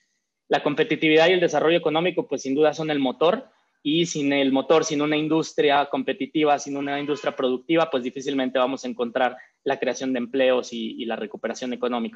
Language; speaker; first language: Spanish; native; Spanish